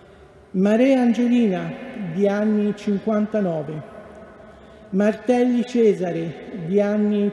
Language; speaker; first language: Italian; native; Italian